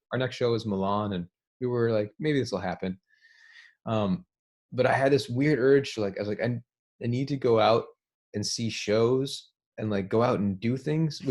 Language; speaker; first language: English; native; English